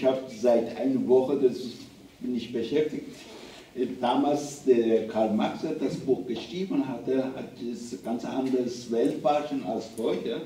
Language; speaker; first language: German; non-native, learner; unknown